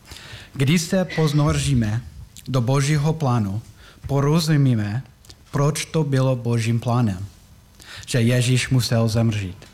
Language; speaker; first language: Czech; non-native, learner; English